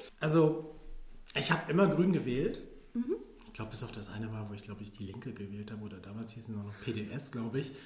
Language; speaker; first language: German; early bilingual, other home language; Filipino